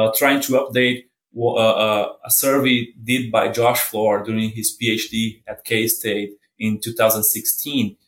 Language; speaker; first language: English; non-native, fluent; Portuguese